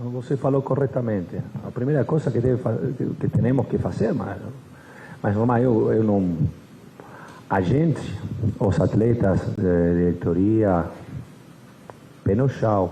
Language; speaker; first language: Portuguese; non-native, fluent; Spanish